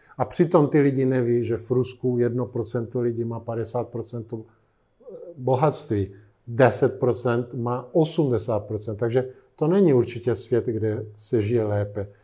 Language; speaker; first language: Czech; non-native, fluent; Italian